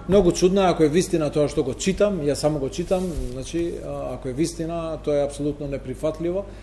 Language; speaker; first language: Macedonian; non-native, local second language; Albanian